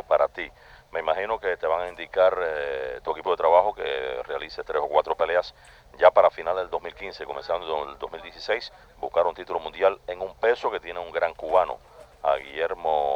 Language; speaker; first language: Spanish; native; Spanish